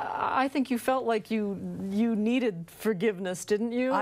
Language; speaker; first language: English; native; English